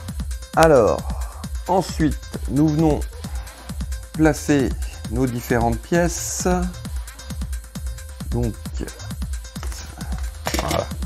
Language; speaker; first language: French; native; French